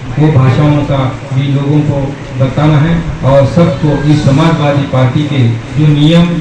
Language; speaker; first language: Hindi; non-native, local second language; Marathi